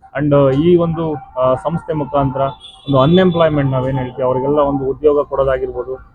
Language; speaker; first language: Kannada; native; Kannada